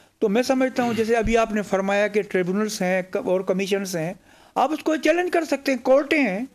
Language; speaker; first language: Urdu; non-native, local second language; Sindhi